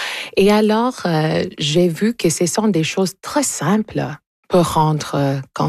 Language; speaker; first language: French; non-native, local second language; English